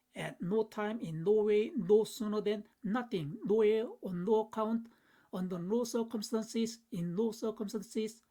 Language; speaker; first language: English; non-native, fluent; Korean